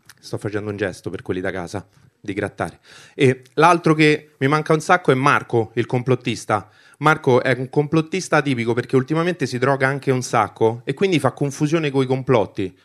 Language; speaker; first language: Italian; early bilingual, other home language; Albanian